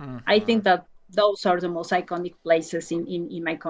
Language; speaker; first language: English; non-native, learner; Spanish